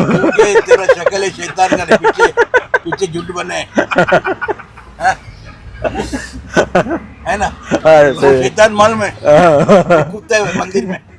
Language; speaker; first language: Hindi; non-native, local second language; Malayalam